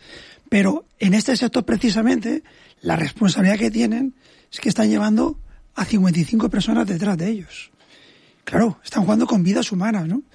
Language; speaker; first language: Spanish; native; Spanish